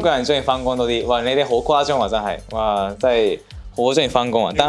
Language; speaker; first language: Cantonese; non-native, fluent; Japanese